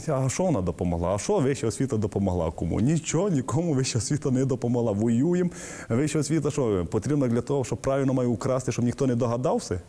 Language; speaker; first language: Ukrainian; native; Ukrainian